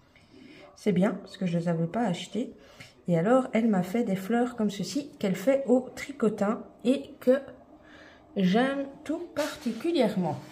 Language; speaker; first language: French; native; French